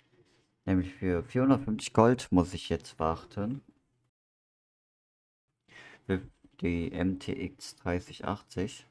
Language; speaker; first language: German; native; German